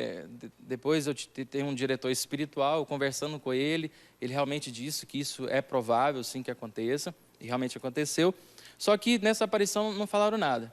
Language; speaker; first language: Portuguese; native; Portuguese